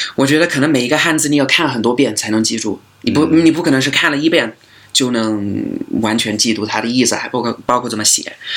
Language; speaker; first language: Chinese; non-native, fluent; English